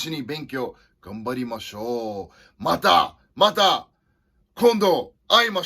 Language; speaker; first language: Japanese; non-native, fluent; English